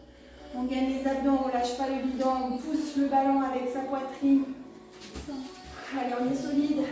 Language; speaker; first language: French; native; French